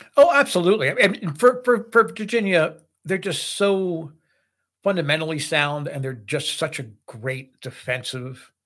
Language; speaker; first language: English; native; English